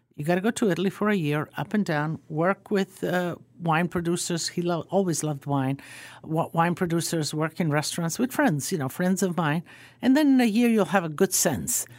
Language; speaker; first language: English; early bilingual, other home language; Croatian